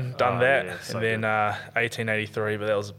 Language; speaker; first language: English; native; English